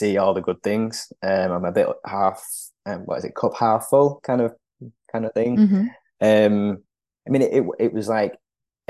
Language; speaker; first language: English; native; English